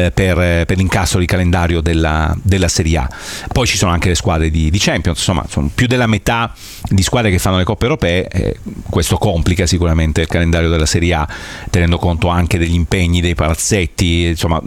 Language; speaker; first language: Italian; native; Italian